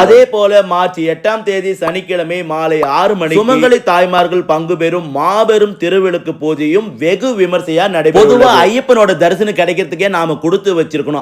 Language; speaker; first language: Tamil; native; Tamil